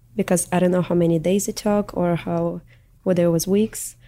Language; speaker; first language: English; early bilingual, other home language; Russian